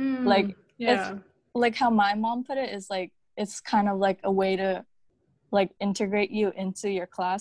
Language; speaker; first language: English; early bilingual, other home language; Japanese